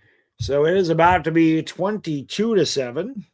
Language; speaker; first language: English; native; English